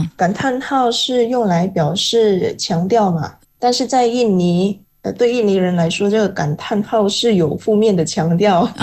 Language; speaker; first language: Chinese; non-native, fluent; Indonesian